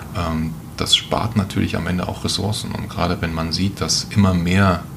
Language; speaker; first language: German; native; German